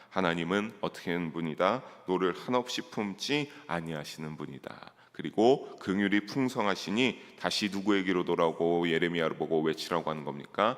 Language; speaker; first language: Korean; native; Korean